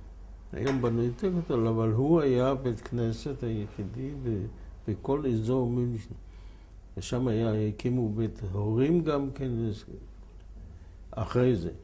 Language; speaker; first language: Hebrew; non-native, fluent; German